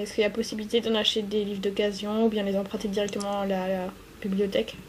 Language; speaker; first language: French; native; French